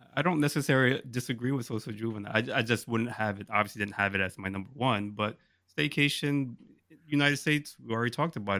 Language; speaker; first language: English; native; English